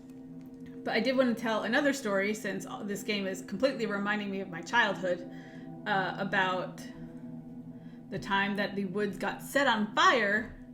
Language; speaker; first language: English; native; English